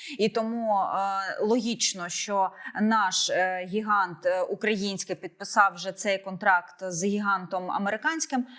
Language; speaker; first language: Ukrainian; native; Ukrainian